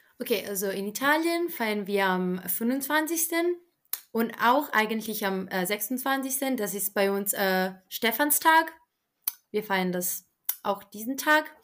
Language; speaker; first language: German; non-native, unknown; Italian